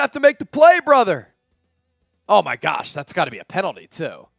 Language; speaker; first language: English; native; English